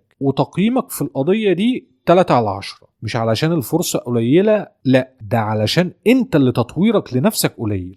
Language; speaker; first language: Arabic; native; Arabic